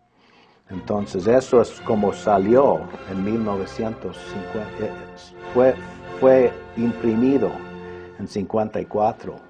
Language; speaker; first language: Spanish; early bilingual, other home language; English